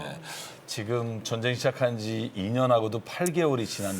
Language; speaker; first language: Korean; native; Korean